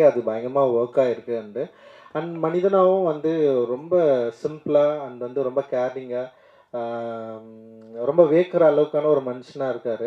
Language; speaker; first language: Tamil; native; Tamil